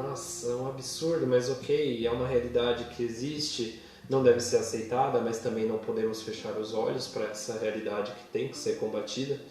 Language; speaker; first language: Portuguese; native; Portuguese